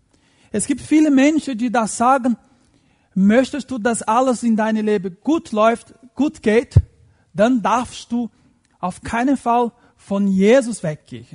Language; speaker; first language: German; non-native, fluent; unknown